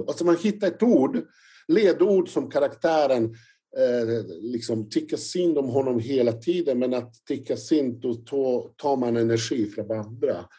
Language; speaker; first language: Swedish; non-native, fluent; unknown